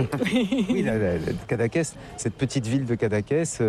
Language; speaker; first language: French; native; French